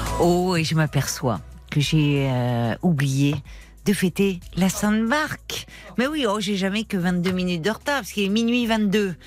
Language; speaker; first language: French; native; French